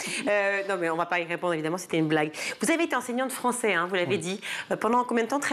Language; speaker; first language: French; native; French